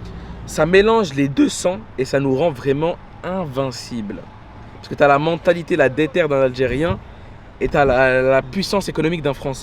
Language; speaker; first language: French; native; French